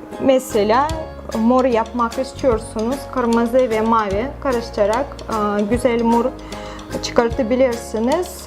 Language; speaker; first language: Turkish; non-native, fluent; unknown